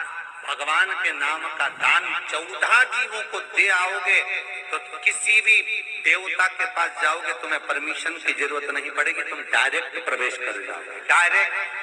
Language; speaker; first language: Hindi; native; Hindi